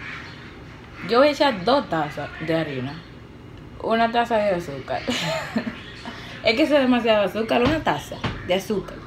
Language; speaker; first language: Spanish; native; Spanish